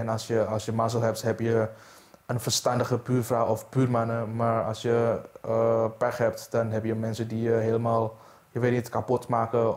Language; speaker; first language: Dutch; non-native, fluent; Indonesian